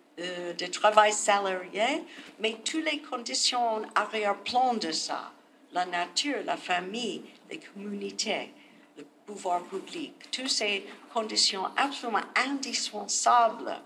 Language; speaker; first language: French; non-native, learner; English